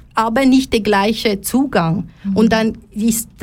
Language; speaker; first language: German; non-native, fluent; Lingala